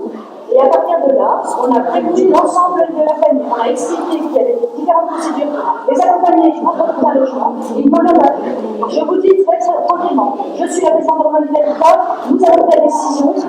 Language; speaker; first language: French; native; French